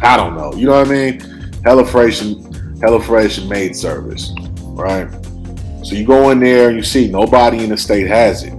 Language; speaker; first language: English; native; English